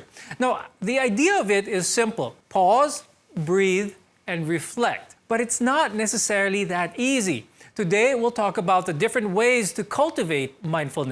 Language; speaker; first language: English; non-native, local second language; Filipino